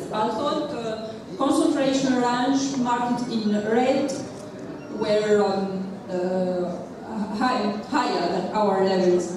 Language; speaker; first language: English; non-native, local second language; Arabic